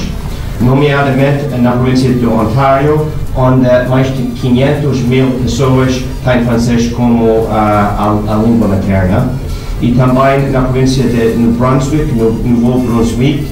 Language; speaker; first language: Portuguese; non-native, fluent; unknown